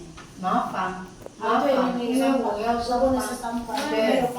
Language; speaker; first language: Chinese; non-native, learner; Filipino